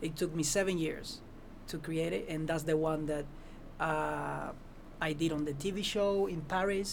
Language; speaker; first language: English; non-native, fluent; Spanish